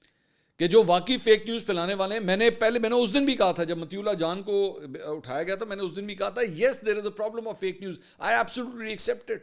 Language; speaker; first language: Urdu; native; Urdu